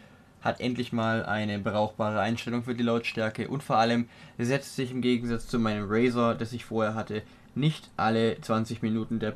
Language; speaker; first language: German; native; German